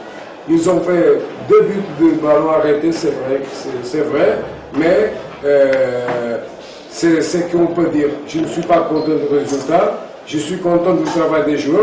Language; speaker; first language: French; non-native, fluent; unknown